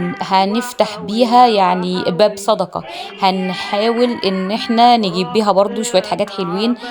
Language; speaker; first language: Arabic; native; Arabic